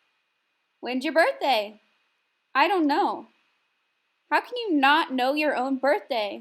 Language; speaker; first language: English; native; English